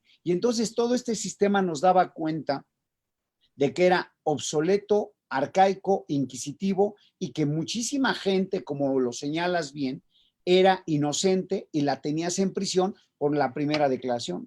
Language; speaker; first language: Spanish; native; Spanish